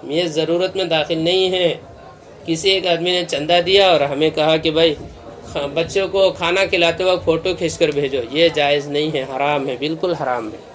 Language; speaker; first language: Urdu; non-native, local second language; Manipuri